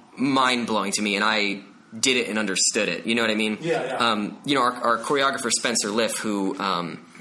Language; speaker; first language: English; native; English